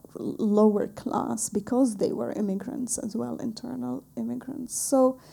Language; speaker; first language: English; non-native, fluent; Arabic